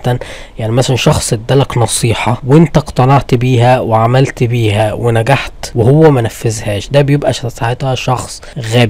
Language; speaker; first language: Arabic; native; Arabic